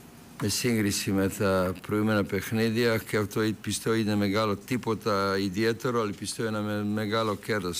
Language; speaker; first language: Greek; non-native, fluent; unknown